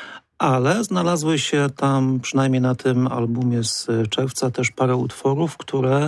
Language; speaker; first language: Polish; native; Polish